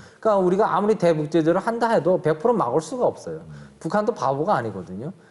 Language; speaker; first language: Korean; native; Korean